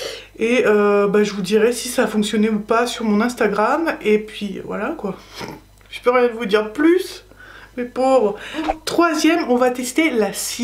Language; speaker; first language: French; native; French